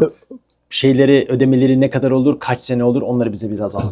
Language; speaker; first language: Turkish; native; Turkish